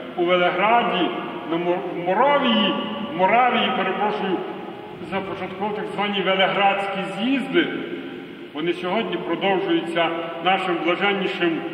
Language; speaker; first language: Ukrainian; native; Ukrainian